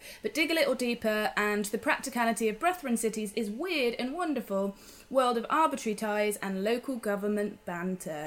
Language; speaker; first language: English; native; English